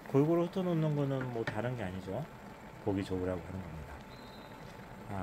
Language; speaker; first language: Korean; native; Korean